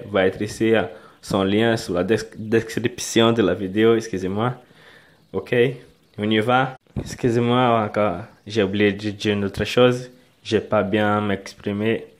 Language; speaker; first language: French; non-native, learner; Portuguese